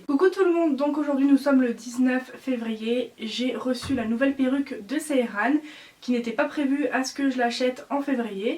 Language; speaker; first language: French; native; French